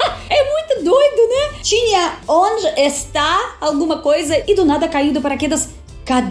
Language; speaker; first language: Portuguese; non-native, fluent; Russian